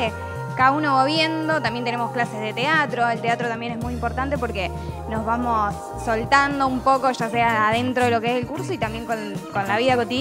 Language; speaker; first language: Spanish; native; Spanish